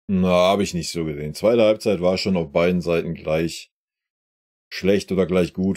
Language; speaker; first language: German; native; German